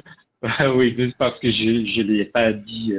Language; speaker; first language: French; non-native, fluent; Persian